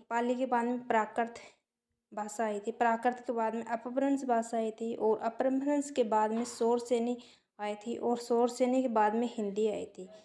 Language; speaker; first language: Hindi; native; Hindi